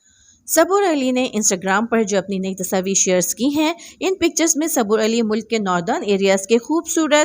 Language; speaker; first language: Urdu; native; Urdu